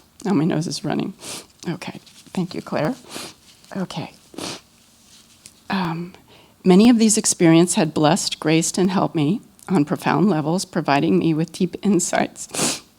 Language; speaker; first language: English; native; English